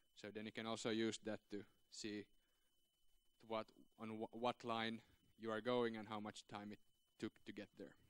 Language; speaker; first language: English; non-native, fluent; Finnish